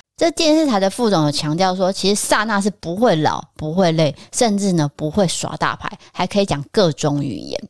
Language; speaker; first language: Chinese; native; Chinese